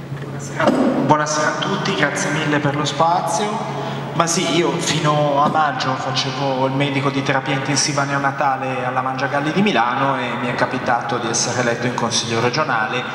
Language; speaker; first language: Italian; native; Italian